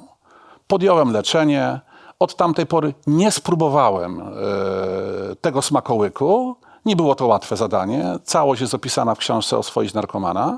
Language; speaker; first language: Polish; native; Polish